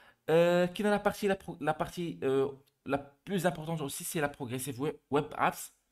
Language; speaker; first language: French; non-native, local second language; Arabic